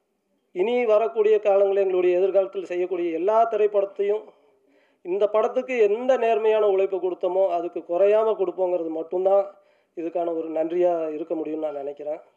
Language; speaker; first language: Tamil; native; Tamil